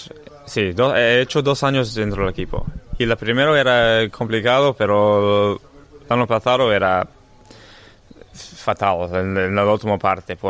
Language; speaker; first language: Spanish; non-native, learner; English